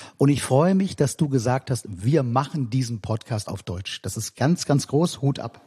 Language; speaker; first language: German; native; German